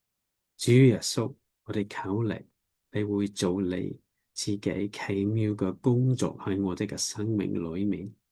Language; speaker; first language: Cantonese; non-native, learner; English